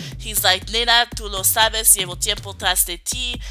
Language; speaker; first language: Spanish; non-native, learner; English